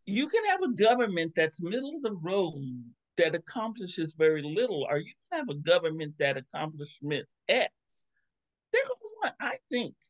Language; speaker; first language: English; native; English